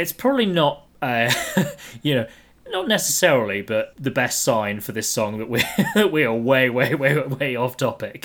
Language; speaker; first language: English; native; English